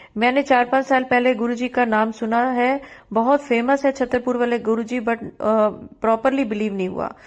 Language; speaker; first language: Hindi; native; Hindi